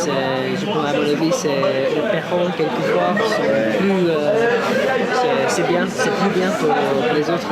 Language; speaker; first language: French; non-native, learner; English